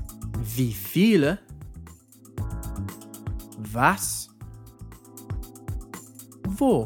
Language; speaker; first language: German; non-native, fluent; English